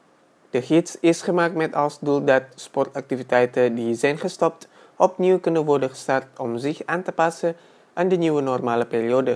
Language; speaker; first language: Dutch; non-native, fluent; Indonesian